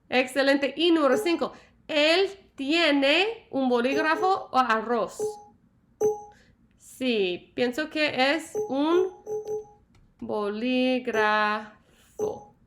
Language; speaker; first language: Spanish; non-native, learner; English